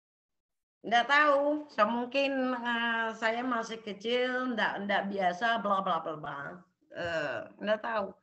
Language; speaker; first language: Indonesian; non-native, local second language; Javanese